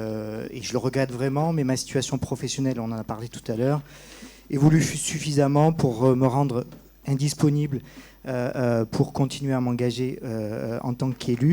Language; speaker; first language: French; native; French